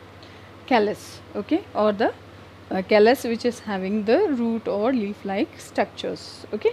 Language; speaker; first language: English; non-native, local second language; Hindi